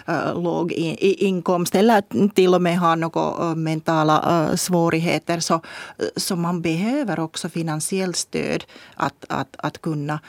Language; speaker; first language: Swedish; non-native, local second language; Finnish